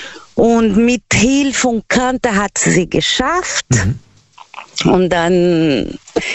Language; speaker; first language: German; non-native, learner; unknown